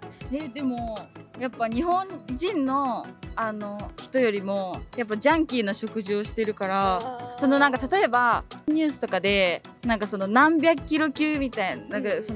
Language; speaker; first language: Japanese; native; Japanese